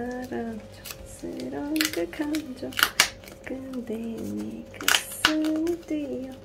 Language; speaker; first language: Korean; non-native, learner; Kazakh